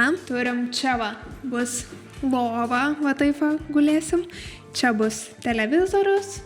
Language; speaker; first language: Lithuanian; native; Lithuanian